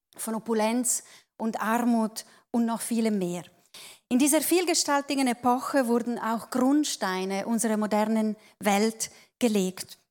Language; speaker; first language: German; non-native, local second language; Italian